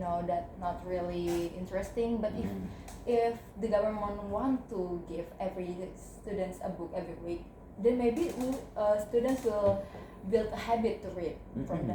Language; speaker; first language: English; non-native, learner; Indonesian